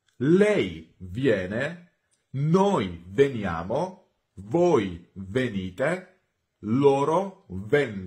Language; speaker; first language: Italian; non-native, fluent; Georgian